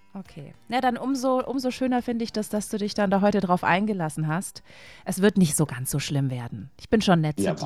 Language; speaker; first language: German; native; German